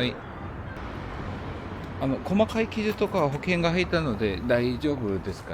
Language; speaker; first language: Japanese; non-native, fluent; Korean